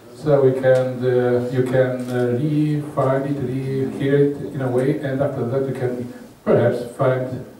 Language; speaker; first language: English; non-native, fluent; Romanian